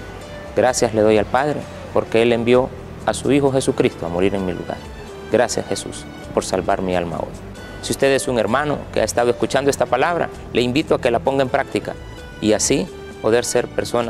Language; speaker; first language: Spanish; native; Spanish